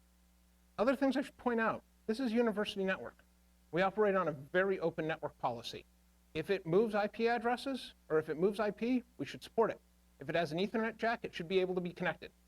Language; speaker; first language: English; native; English